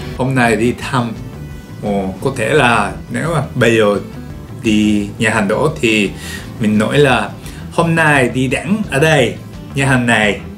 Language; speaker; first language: Vietnamese; non-native, learner; Japanese